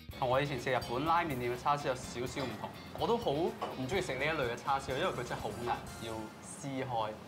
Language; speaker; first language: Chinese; native; Chinese